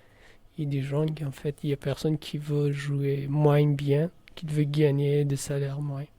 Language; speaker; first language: French; non-native, learner; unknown